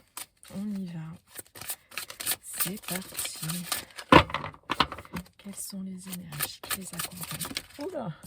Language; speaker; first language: French; native; French